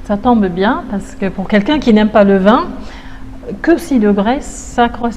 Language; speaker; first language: French; native; French